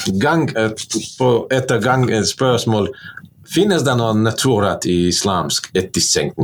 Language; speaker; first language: Norwegian; non-native, fluent; Bosnian